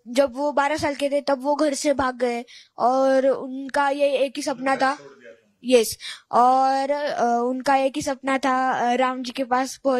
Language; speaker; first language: Hindi; non-native, local second language; Marathi